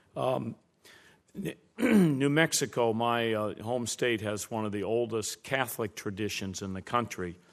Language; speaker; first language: English; native; English